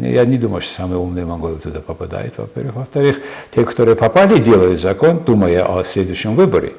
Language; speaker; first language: Russian; non-native, fluent; Mongolian